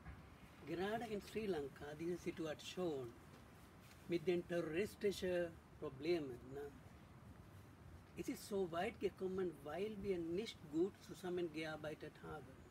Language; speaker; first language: German; non-native, learner; Sinhala